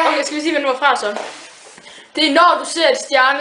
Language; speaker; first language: Danish; native; Danish